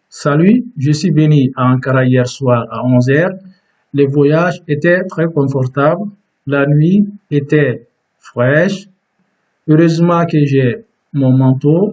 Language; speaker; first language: French; non-native, fluent; Turkish